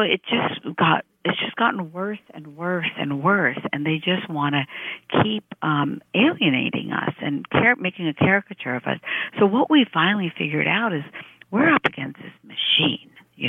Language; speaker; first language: English; early bilingual, other home language; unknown